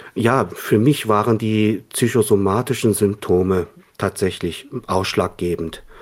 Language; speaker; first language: German; early bilingual, other home language; Korean